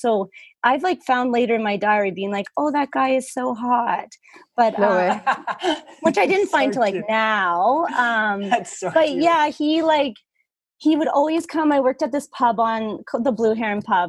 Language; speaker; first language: English; native; English